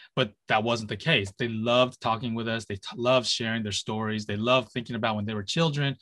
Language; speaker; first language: English; native; English